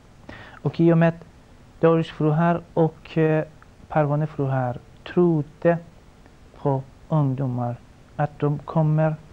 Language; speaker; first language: Swedish; non-native, fluent; Persian